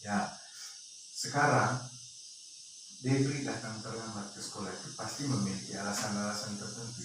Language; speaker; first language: Indonesian; non-native, local second language; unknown